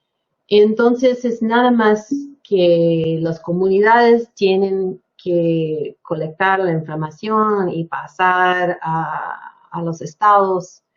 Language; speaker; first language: Spanish; non-native, fluent; English